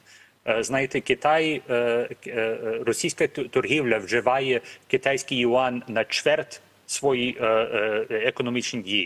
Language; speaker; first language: Ukrainian; early bilingual, heritage; Ukrainian